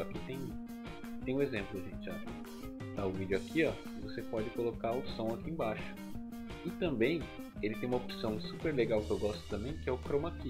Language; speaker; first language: Portuguese; native; Portuguese